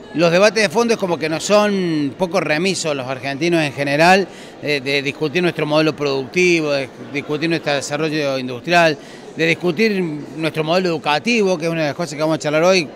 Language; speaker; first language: Spanish; native; Spanish